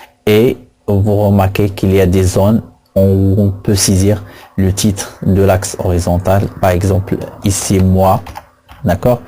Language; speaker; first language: French; non-native, local second language; Arabic